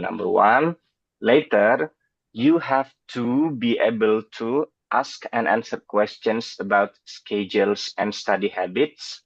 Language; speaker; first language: English; non-native, fluent; Indonesian